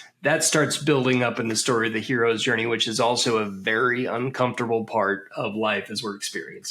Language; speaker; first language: English; native; English